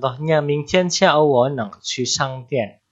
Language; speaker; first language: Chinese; non-native, fluent; Indonesian